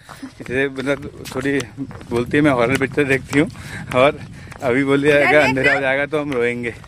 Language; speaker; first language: Hindi; native; Hindi